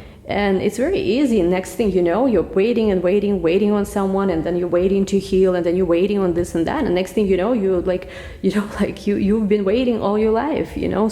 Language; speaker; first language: English; non-native, fluent; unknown